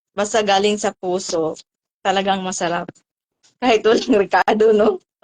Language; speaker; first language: Filipino; non-native, local second language; Cebuano